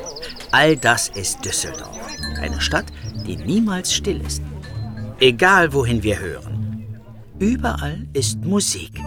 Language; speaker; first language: German; native; German